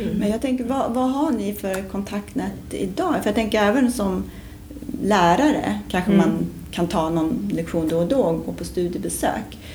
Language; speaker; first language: Swedish; native; Swedish